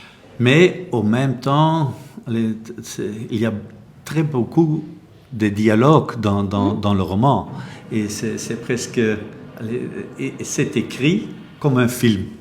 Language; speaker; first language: French; non-native, local second language; Dutch